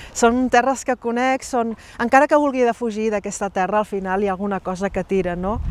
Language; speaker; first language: Catalan; early bilingual, other home language; Riffian